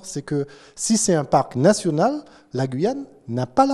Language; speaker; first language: French; native; French